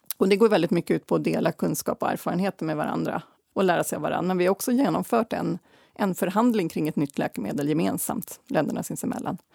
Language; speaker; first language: Swedish; native; Swedish